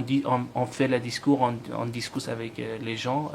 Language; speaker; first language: French; non-native, learner; Persian